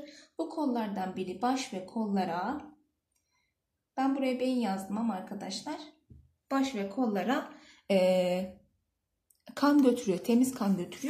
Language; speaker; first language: Turkish; native; Turkish